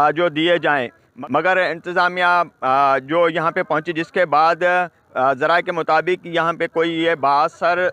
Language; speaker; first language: Urdu; native; Urdu